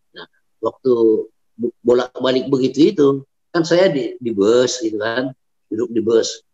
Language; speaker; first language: Indonesian; non-native, local second language; Batak Toba